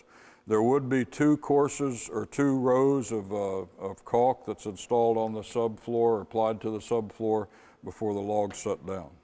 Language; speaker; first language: English; native; English